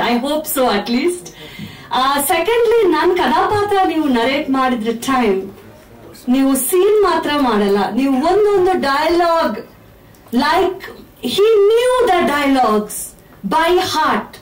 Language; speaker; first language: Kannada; non-native, fluent; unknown